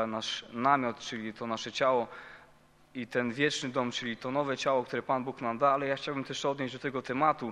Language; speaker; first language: Polish; native; Polish